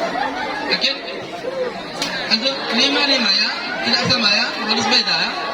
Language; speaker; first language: Indonesian; non-native, learner; Arabic